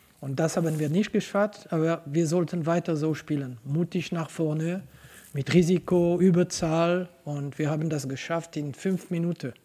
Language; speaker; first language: German; non-native, local second language; French